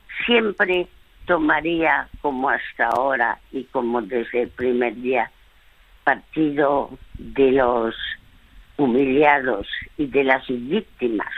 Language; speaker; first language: Spanish; early bilingual, other home language; French